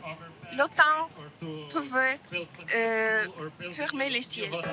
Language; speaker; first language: French; non-native, learner; Ukrainian